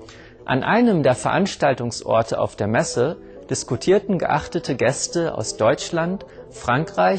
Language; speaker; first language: German; native; German